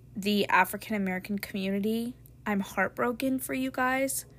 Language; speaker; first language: English; native; English